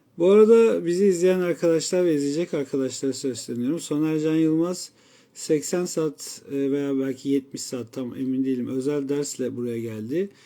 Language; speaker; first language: Turkish; native; Turkish